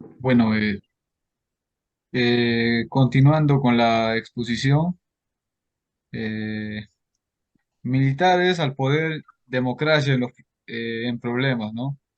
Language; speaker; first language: Spanish; native; Spanish